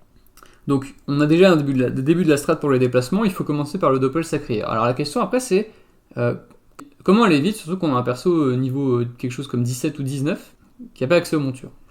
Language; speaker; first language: French; native; French